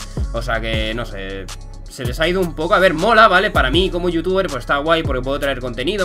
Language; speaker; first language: Spanish; native; Spanish